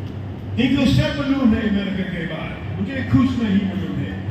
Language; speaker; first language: Hindi; non-native, learner; English